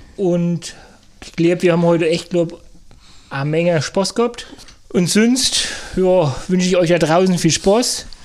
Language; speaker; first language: German; native; German